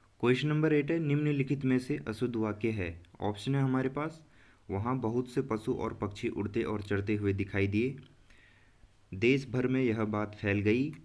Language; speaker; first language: Hindi; native; Hindi